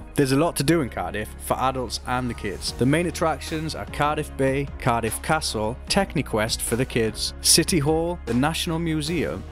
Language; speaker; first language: English; native; English